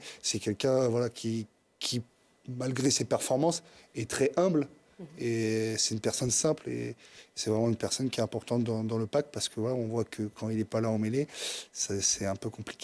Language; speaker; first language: French; native; French